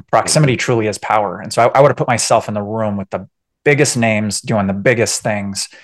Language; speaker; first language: English; native; English